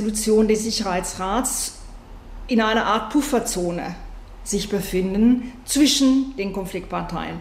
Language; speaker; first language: German; native; German